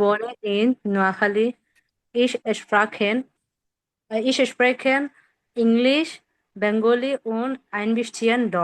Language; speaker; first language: German; non-native, learner; Bangla